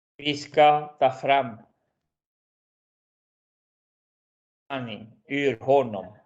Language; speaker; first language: Swedish; non-native, fluent; Spanish